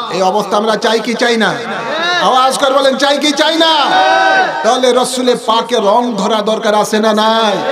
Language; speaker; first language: Bangla; native; Bangla